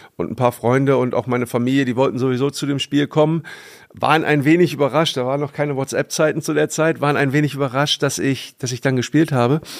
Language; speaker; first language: German; native; German